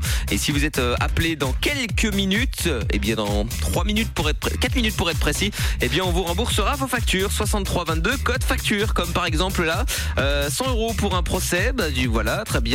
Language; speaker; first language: French; native; French